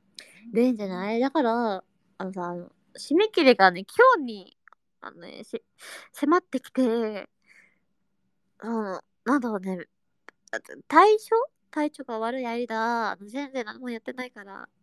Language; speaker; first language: Japanese; non-native, learner; Indonesian